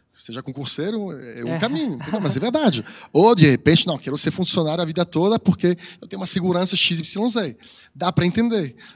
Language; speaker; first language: Portuguese; non-native, fluent; French